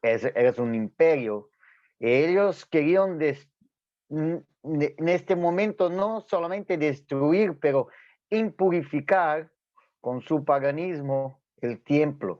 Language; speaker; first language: Spanish; non-native, fluent; Portuguese